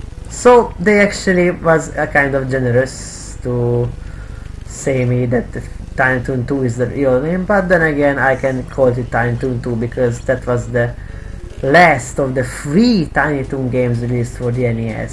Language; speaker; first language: English; non-native, fluent; Hungarian